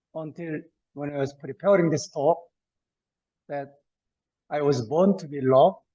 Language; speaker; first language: English; non-native, fluent; Korean